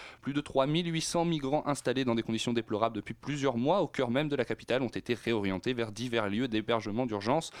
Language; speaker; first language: French; native; French